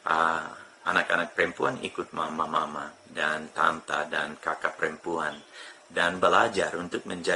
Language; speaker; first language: Indonesian; non-native, fluent; English